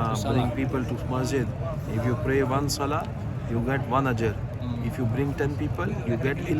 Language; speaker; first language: English; non-native, learner; Urdu